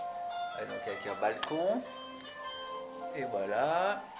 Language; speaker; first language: French; native; French